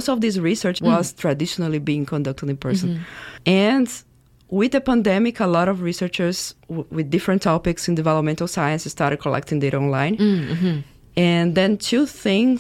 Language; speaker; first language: English; non-native, fluent; Portuguese